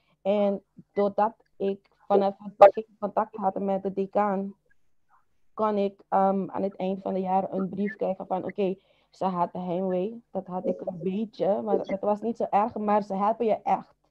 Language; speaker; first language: Dutch; non-native, local second language; Papiamento